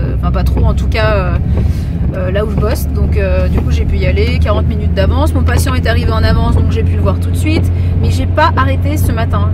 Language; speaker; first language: French; native; French